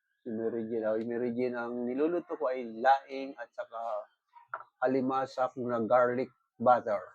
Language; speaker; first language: Filipino; non-native, local second language; Bikol